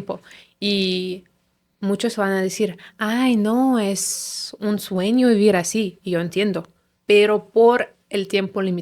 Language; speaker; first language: Spanish; non-native, fluent; Russian